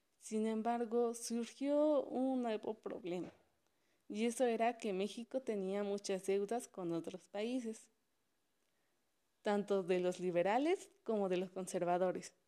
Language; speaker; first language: Spanish; native; Spanish